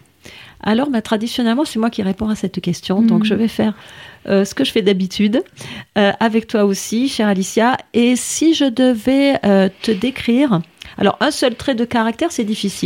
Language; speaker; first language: French; native; French